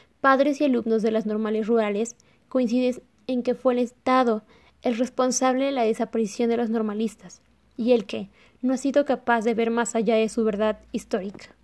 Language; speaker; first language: Spanish; native; Spanish